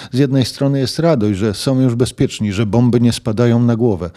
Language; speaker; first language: Polish; native; Polish